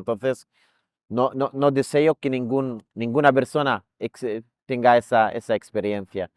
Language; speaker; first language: Spanish; non-native, fluent; Arabic